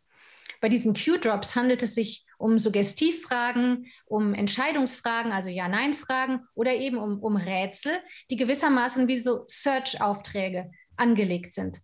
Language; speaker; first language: German; native; German